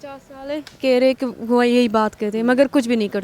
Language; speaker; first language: Hindi; non-native, learner; Persian